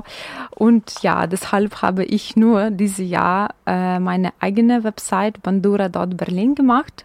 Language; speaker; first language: German; non-native, fluent; Ukrainian